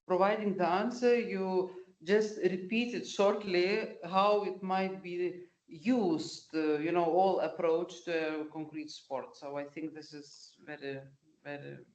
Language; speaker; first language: English; non-native, fluent; Lithuanian